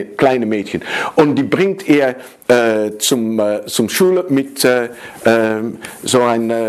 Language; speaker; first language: German; non-native, fluent; Dutch